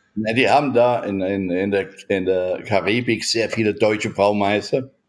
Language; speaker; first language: German; native; German